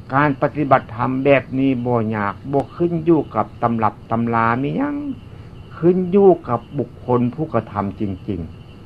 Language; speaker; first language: Thai; native; Thai